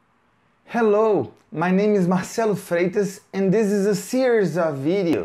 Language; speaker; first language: English; non-native, fluent; Portuguese